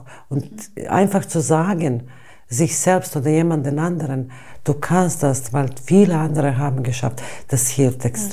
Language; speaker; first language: German; non-native, fluent; Bosnian